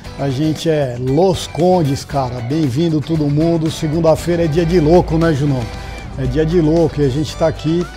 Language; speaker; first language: Portuguese; native; Portuguese